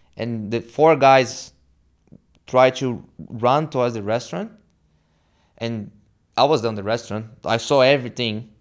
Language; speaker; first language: English; non-native, learner; Portuguese